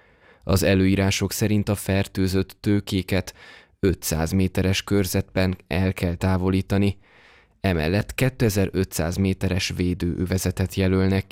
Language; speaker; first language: Hungarian; native; Hungarian